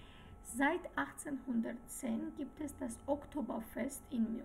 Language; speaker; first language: German; non-native, fluent; Georgian